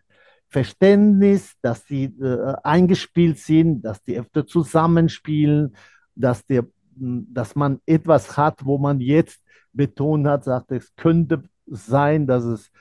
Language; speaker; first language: German; non-native, fluent; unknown